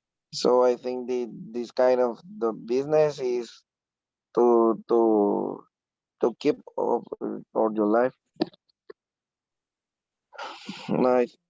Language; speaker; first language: English; non-native, learner; Spanish